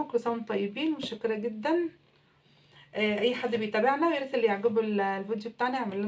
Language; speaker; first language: Arabic; native; Arabic